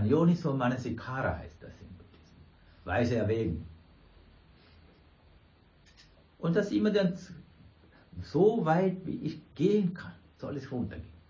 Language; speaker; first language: German; non-native, fluent; Sinhala